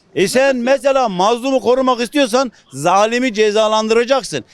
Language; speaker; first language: Turkish; native; Turkish